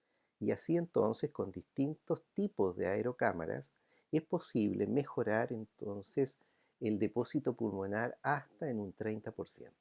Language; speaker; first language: Spanish; native; Spanish